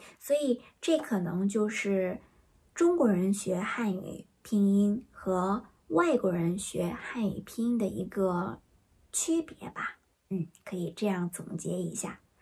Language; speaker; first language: Chinese; native; Chinese